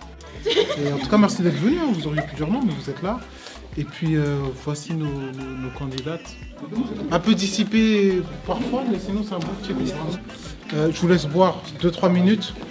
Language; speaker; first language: French; native; French